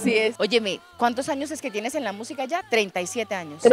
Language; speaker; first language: Spanish; native; Spanish